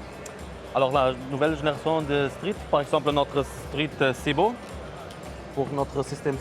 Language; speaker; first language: French; non-native, learner; German